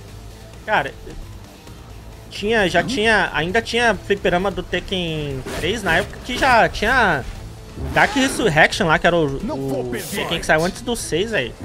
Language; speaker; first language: Portuguese; native; Portuguese